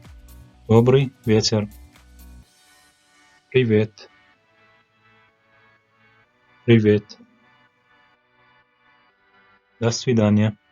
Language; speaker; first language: Russian; non-native, fluent; Turkmen